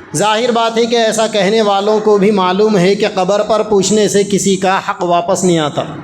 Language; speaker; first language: Urdu; native; Urdu